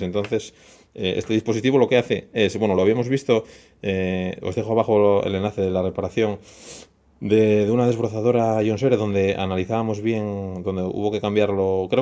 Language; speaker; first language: Spanish; native; Spanish